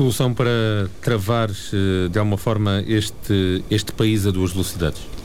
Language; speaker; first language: Portuguese; native; Portuguese